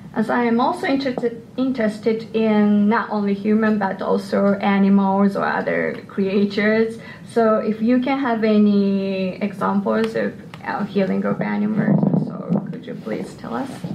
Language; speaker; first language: English; non-native, fluent; Japanese